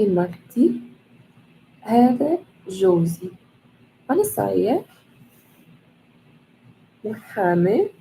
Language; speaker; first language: Arabic; non-native, learner; English